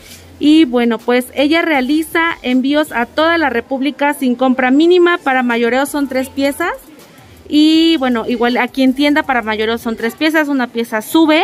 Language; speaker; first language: Spanish; native; Spanish